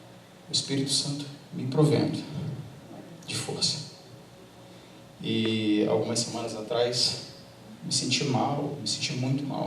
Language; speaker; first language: Portuguese; native; Portuguese